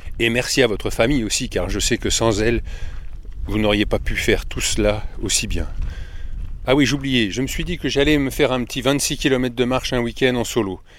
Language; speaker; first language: French; native; French